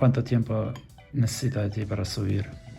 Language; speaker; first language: Spanish; non-native, learner; Russian